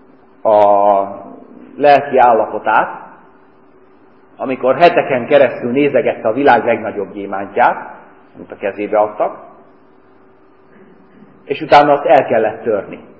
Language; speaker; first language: Hungarian; native; Hungarian